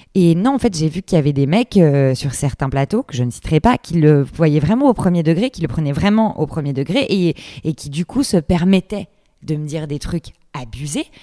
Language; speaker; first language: French; native; French